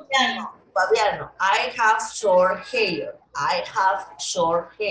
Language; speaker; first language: English; non-native, learner; Spanish